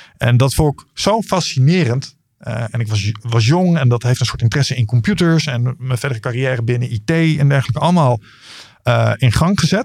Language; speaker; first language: Dutch; native; Dutch